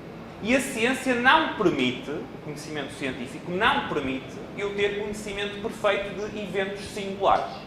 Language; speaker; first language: Portuguese; native; Portuguese